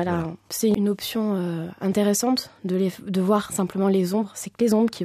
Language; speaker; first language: French; native; French